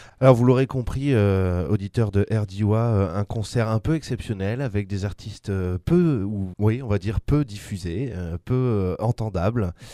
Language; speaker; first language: French; native; French